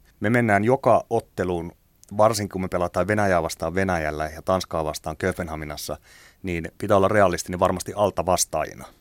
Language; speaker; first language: Finnish; native; Finnish